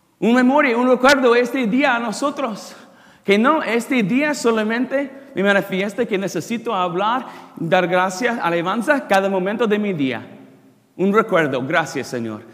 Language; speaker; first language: Spanish; non-native, learner; English